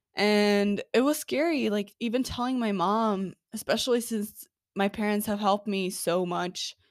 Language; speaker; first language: English; non-native, fluent; Norwegian